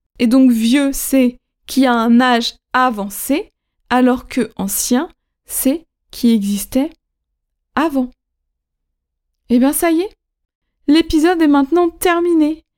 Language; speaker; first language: French; native; French